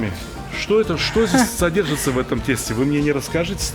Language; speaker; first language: Russian; native; Russian